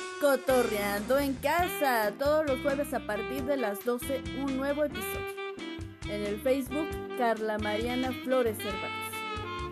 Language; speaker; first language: Spanish; native; Spanish